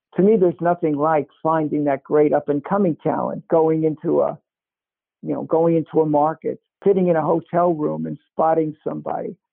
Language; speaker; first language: English; native; English